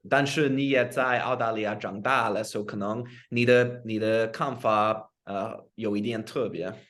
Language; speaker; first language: Chinese; non-native, fluent; English